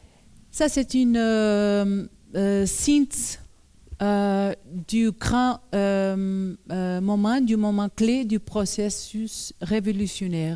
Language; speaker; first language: French; non-native, learner; Portuguese